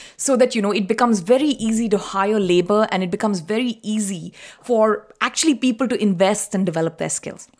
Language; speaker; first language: English; non-native, local second language; Tamil